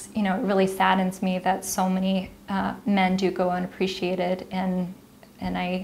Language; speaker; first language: English; native; English